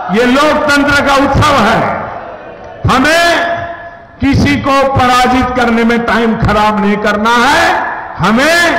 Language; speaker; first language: Hindi; non-native, local second language; Gujarati